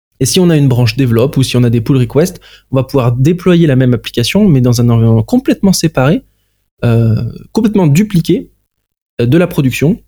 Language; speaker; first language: French; native; French